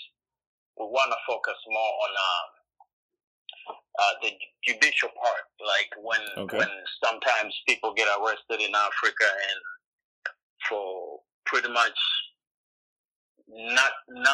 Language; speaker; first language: English; non-native, local second language; Swahili